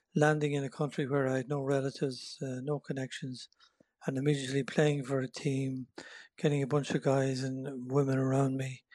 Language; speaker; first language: English; native; English